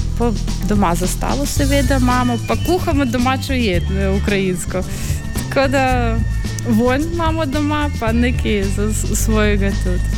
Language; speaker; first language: Slovenian; non-native, fluent; Russian